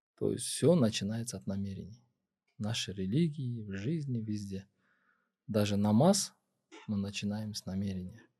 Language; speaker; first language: Russian; non-native, local second language; Kyrgyz